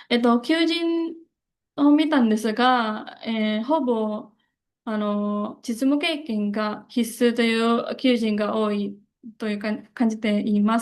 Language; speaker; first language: Japanese; non-native, fluent; Indonesian